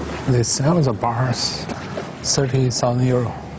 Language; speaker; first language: English; non-native, fluent; Chinese